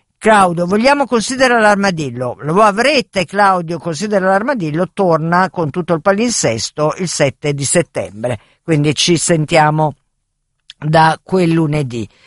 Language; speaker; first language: Italian; native; Italian